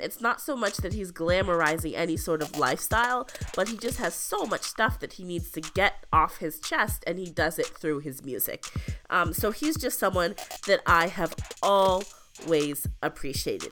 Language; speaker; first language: English; native; English